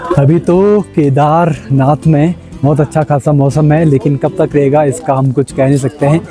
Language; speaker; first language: Hindi; native; Hindi